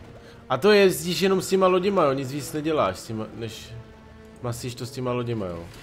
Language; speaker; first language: Czech; native; Czech